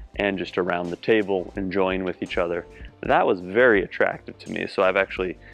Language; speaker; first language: English; native; English